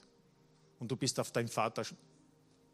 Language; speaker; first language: German; non-native, fluent; Italian